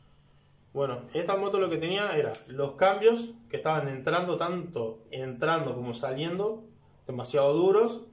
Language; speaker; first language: Spanish; native; Spanish